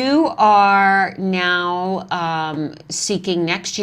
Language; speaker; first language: English; native; English